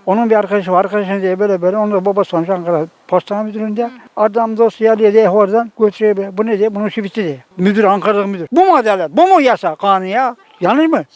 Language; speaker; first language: Turkish; native; Turkish